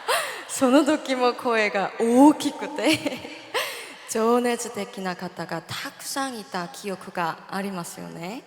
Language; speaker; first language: Japanese; non-native, learner; Korean